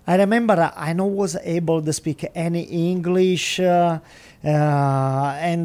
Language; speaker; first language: English; non-native, learner; Italian